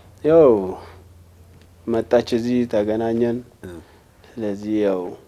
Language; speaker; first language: Amharic; non-native, local second language; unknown